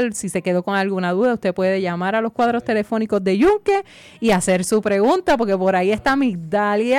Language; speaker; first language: Spanish; native; Spanish